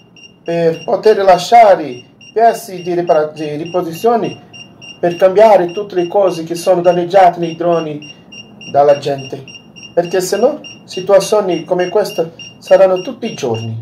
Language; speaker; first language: Italian; non-native, learner; Portuguese